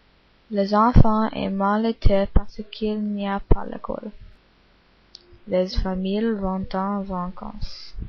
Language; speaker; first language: French; non-native, learner; English